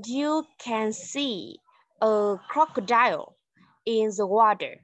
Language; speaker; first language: English; non-native, learner; Vietnamese